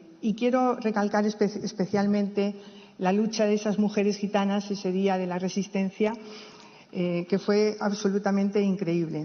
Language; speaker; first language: Spanish; native; Spanish